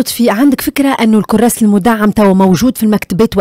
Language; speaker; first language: Arabic; native; Arabic